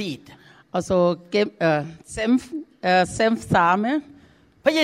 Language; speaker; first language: German; non-native, learner; Thai